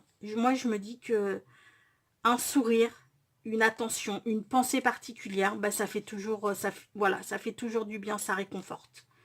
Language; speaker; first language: French; native; French